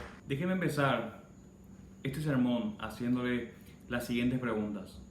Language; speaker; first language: Spanish; native; Spanish